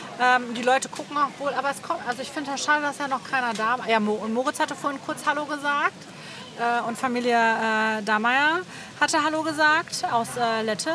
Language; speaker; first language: German; native; German